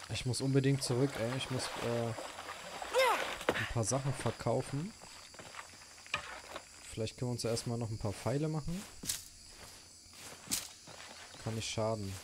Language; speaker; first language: German; native; German